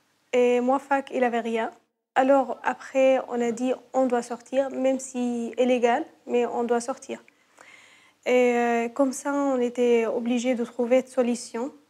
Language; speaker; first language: French; non-native, learner; Arabic